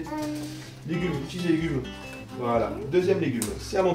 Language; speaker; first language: French; native; French